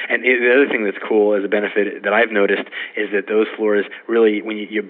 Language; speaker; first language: English; native; English